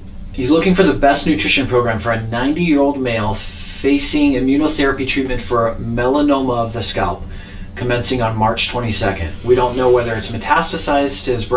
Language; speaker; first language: English; native; English